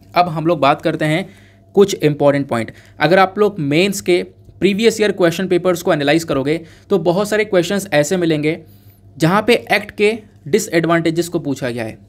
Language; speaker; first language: Hindi; native; Hindi